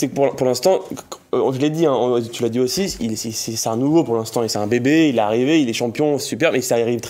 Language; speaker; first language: French; native; French